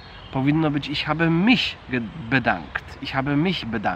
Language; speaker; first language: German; non-native, fluent; Polish